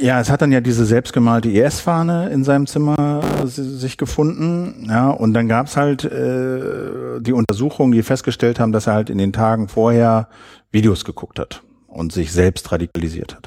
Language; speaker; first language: German; native; German